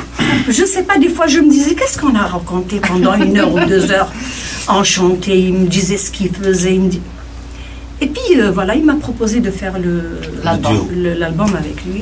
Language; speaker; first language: French; non-native, local second language; Kabyle